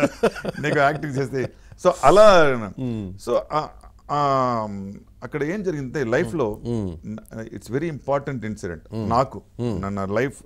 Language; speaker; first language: Telugu; non-native, learner; Tamil